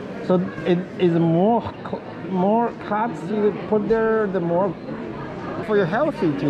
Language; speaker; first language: English; non-native, fluent; Chinese